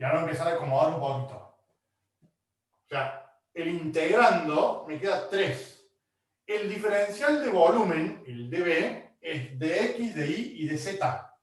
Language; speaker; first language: Spanish; native; Spanish